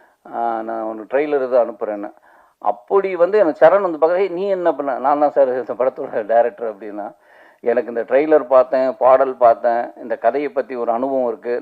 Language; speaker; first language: Tamil; native; Tamil